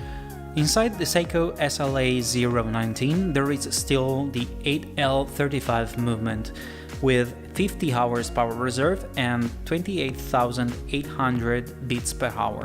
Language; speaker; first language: English; non-native, fluent; Italian